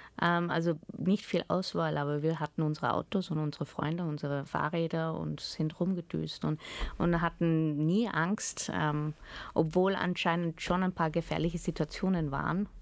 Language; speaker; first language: German; early bilingual, heritage; German